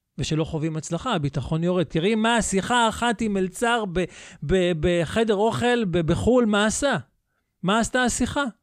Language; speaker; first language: Hebrew; native; Hebrew